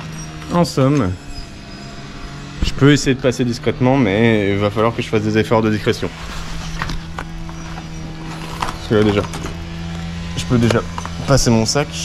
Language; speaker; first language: French; native; French